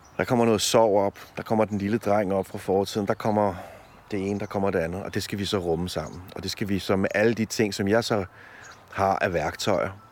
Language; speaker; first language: Danish; early bilingual, other home language; Polish